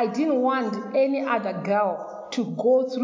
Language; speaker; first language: English; non-native, local second language; Shona